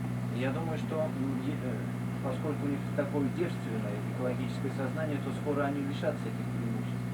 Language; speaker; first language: Russian; native; Russian